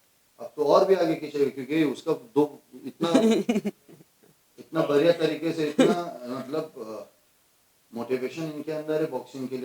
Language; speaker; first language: Hindi; non-native, fluent; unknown